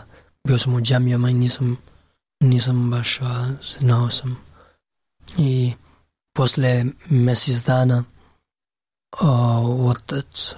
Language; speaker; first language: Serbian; non-native, learner; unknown